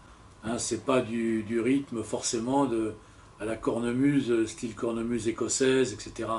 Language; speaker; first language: French; native; French